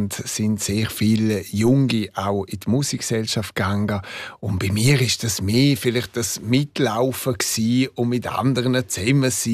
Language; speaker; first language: German; non-native, local second language; Romansh